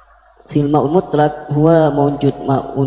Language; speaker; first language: Arabic; non-native, learner; Indonesian